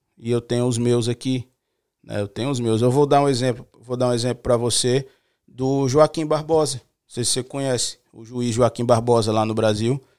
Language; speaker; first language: Portuguese; native; Portuguese